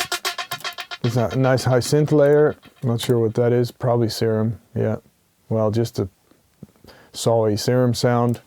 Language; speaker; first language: English; non-native, fluent; Dutch